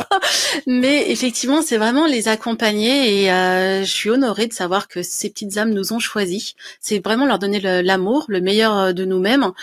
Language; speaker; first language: French; native; French